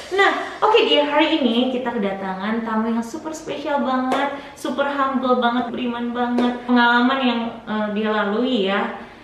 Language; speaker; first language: Indonesian; native; Indonesian